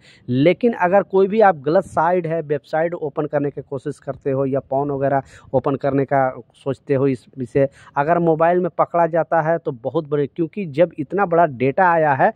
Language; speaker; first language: Hindi; native; Hindi